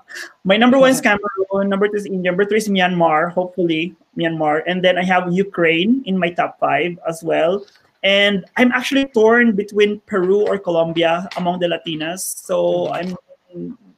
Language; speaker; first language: English; non-native, local second language; Hiligaynon